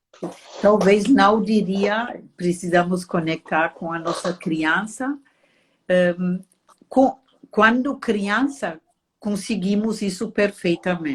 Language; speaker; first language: Portuguese; non-native, fluent; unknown